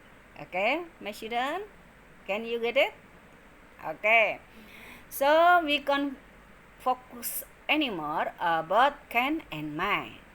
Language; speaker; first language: English; non-native, learner; Indonesian